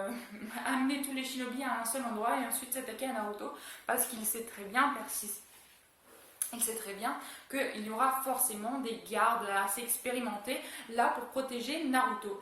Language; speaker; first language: French; native; French